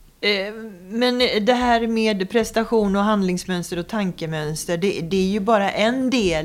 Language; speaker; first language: Swedish; native; Swedish